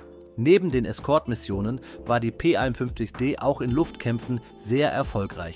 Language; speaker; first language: German; native; German